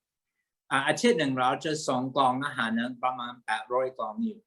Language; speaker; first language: Thai; non-native, fluent; English